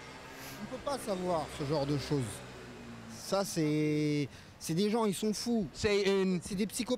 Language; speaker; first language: French; early bilingual, other home language; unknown